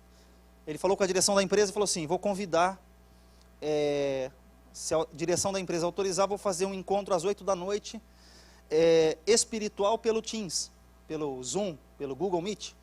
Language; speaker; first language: Portuguese; native; Portuguese